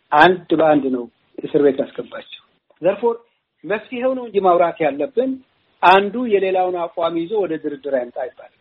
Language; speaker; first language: Amharic; non-native, local second language; Tigrinya